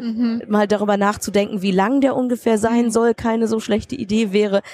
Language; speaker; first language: German; native; German